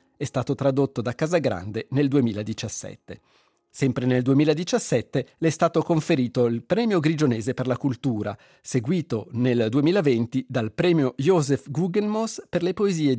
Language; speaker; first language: Italian; native; Italian